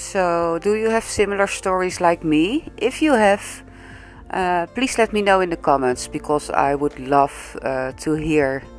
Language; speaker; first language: English; non-native, fluent; Dutch